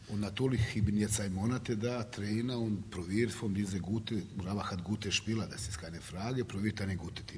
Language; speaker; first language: German; non-native, learner; Serbian